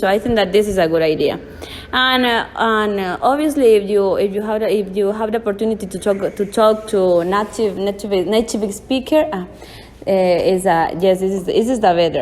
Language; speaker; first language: English; non-native, learner; Spanish